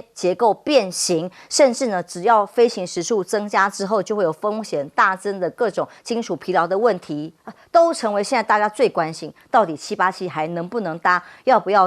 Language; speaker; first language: Chinese; native; Chinese